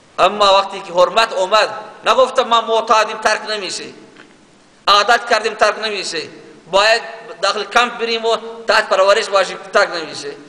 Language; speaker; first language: Persian; non-native, local second language; Baluchi